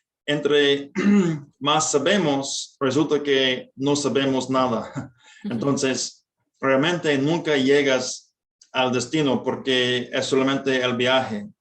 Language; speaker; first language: Spanish; non-native, fluent; English